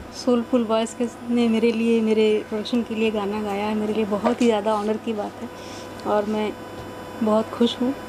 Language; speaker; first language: Hindi; native; Hindi